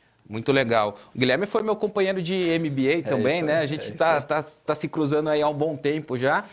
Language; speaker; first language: Portuguese; native; Portuguese